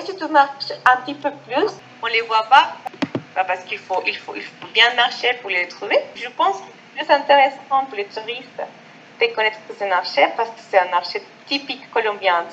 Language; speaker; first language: French; non-native, fluent; Spanish